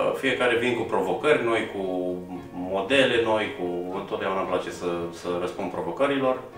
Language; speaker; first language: Romanian; non-native, local second language; Bulgarian